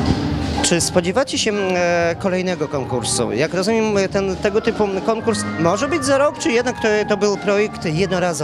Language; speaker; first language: Polish; native; Polish